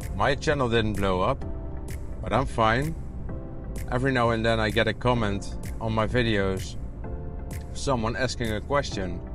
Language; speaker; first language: English; non-native, fluent; Dutch